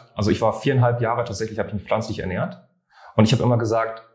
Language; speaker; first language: German; non-native, fluent; French